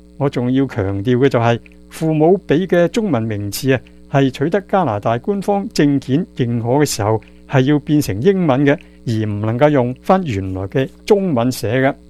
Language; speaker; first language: Chinese; non-native, local second language; Cantonese